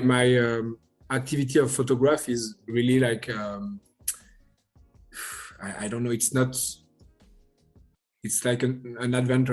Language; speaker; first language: English; non-native, learner; French